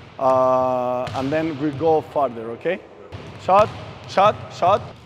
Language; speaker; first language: English; non-native, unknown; Spanish